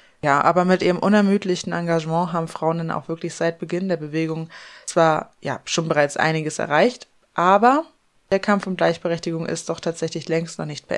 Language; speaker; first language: German; native; German